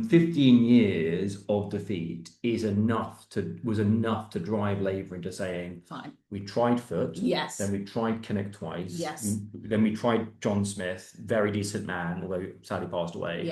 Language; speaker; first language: English; native; English